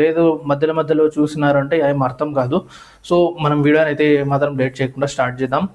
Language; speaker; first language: Telugu; non-native, local second language; Urdu